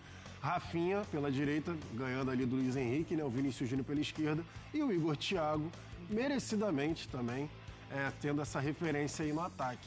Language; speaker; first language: Portuguese; native; Portuguese